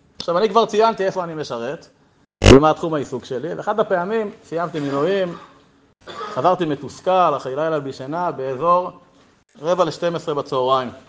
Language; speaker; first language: Hebrew; native; Hebrew